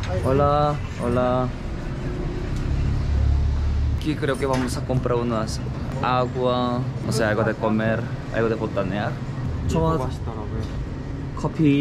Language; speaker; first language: Spanish; non-native, fluent; Korean